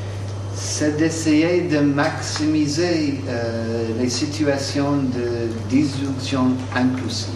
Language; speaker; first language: French; non-native, fluent; English